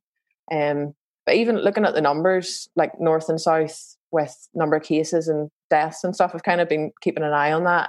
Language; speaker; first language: English; native; English